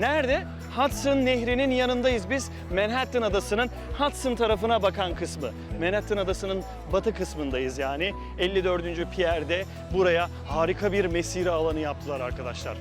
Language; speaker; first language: Turkish; native; Turkish